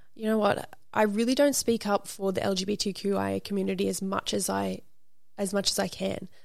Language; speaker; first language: English; native; English